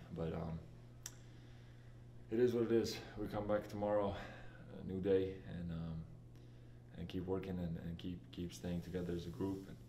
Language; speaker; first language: English; non-native, fluent; Latvian